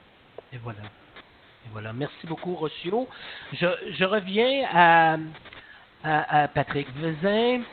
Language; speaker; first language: French; native; French